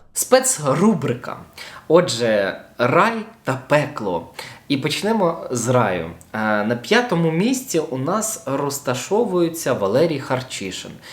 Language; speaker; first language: Ukrainian; native; Ukrainian